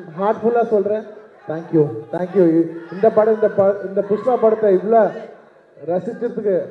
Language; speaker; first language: Tamil; non-native, local second language; Telugu